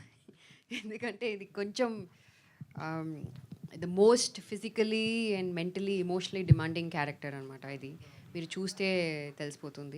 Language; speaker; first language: Telugu; non-native, fluent; Tamil